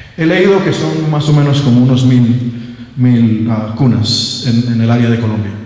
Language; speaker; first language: Spanish; non-native, local second language; English